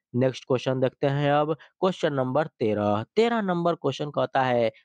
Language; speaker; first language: Hindi; native; Hindi